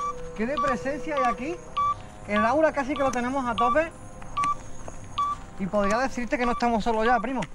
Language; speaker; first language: Spanish; native; Spanish